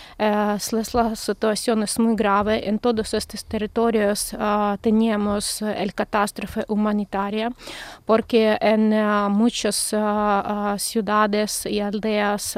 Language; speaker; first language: Spanish; non-native, learner; Ukrainian